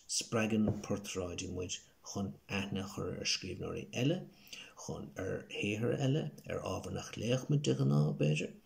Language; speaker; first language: Irish; native; Irish